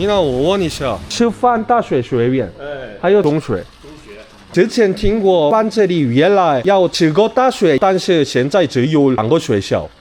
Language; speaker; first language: Chinese; non-native, learner; Korean